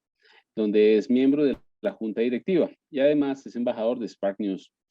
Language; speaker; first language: Spanish; native; Spanish